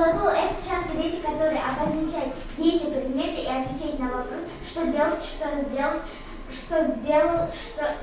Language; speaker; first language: Russian; non-native, local second language; Kazakh